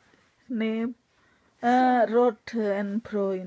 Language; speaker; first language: Dutch; non-native, learner; Indonesian